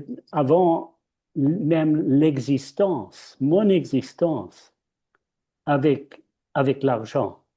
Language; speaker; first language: French; non-native, fluent; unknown